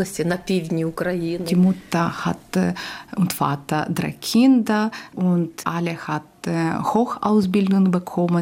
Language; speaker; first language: German; non-native, learner; Ukrainian